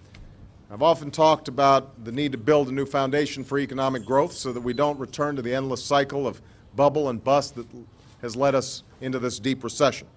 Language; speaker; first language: English; native; English